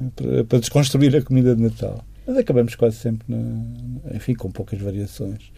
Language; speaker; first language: Portuguese; native; Portuguese